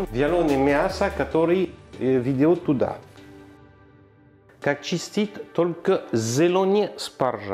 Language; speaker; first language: Russian; non-native, learner; French